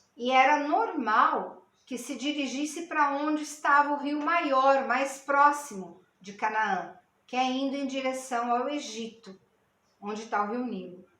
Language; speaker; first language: Portuguese; native; Portuguese